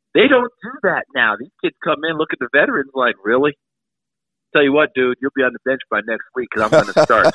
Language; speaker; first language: English; native; English